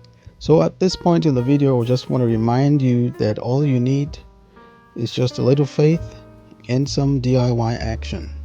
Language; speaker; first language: English; native; English